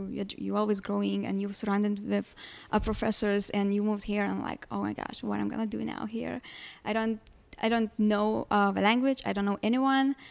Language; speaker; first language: English; non-native, fluent; Lithuanian